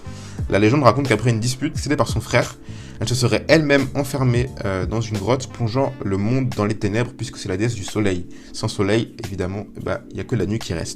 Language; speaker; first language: French; native; French